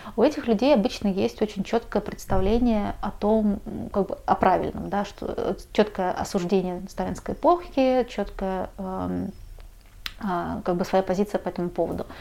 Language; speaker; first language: Russian; native; Russian